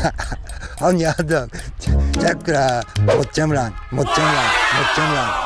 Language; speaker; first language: Vietnamese; non-native, learner; Japanese